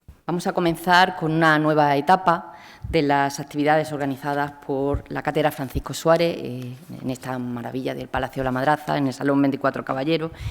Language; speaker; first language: Spanish; native; Spanish